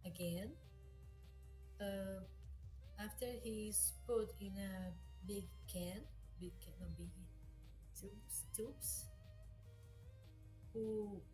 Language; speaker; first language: English; non-native, learner; Portuguese